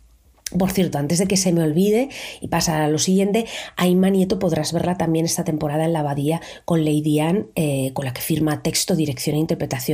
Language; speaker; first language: Spanish; native; Spanish